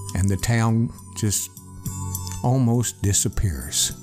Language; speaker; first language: English; native; English